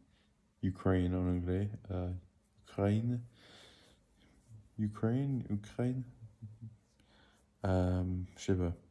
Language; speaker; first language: French; non-native, learner; English